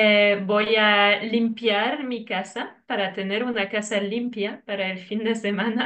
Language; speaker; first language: Spanish; non-native, fluent; French